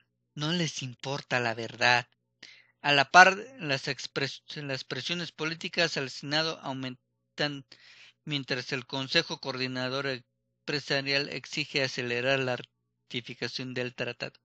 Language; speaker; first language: Spanish; native; Spanish